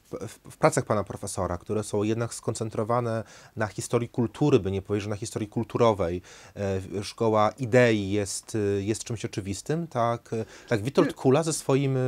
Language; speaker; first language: Polish; native; Polish